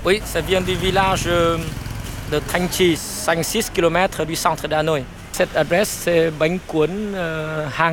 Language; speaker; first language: French; non-native, fluent; Vietnamese